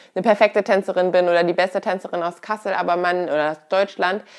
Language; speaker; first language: German; native; German